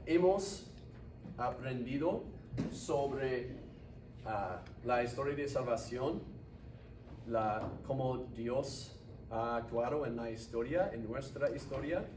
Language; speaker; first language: Spanish; non-native, fluent; English